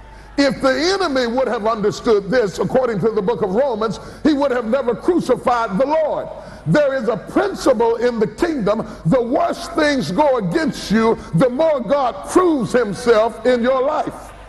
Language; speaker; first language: English; native; English